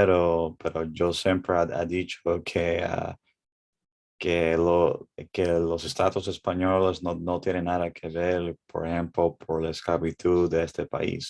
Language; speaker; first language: Spanish; early bilingual, heritage; English